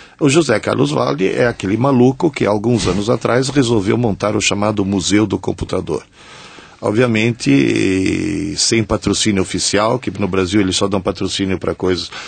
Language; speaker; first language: Portuguese; early bilingual, other home language; Italian